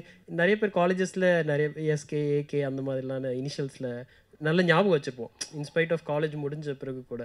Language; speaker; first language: Tamil; native; Tamil